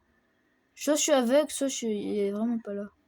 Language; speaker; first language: French; native; French